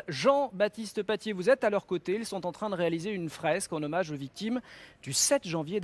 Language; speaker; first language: French; native; French